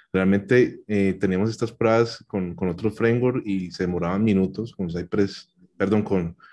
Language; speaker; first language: Spanish; native; Spanish